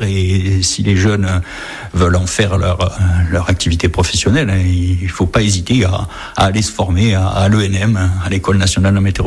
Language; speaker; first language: French; native; French